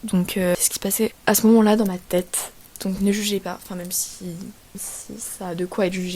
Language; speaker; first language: French; native; French